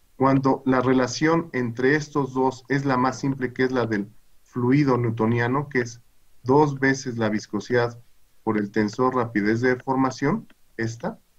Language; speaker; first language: Spanish; native; Spanish